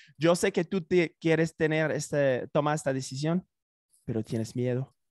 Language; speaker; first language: Spanish; non-native, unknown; French